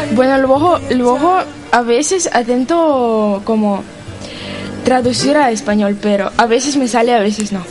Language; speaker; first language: Spanish; non-native, learner; Ukrainian